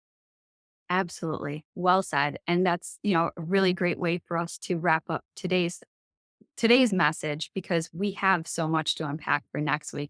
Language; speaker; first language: English; native; English